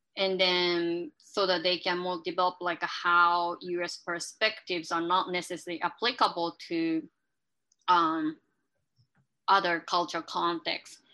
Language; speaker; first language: English; non-native, fluent; Japanese